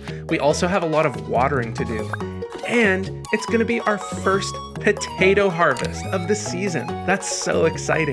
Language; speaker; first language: English; native; English